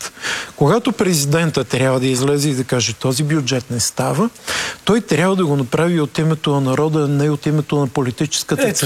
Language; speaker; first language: Bulgarian; native; Bulgarian